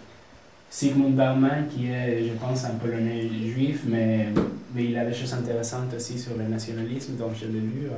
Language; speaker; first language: French; non-native, fluent; Spanish